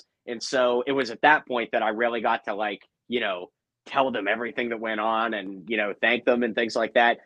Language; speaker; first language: English; native; English